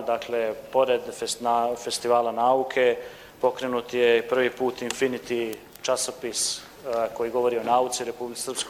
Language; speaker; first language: Croatian; native; Croatian